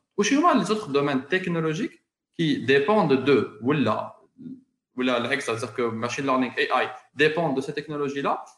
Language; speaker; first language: French; non-native, local second language; Arabic